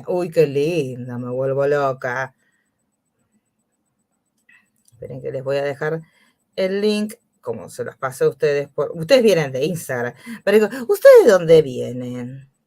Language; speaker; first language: Spanish; native; Spanish